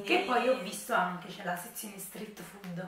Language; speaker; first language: Italian; native; Italian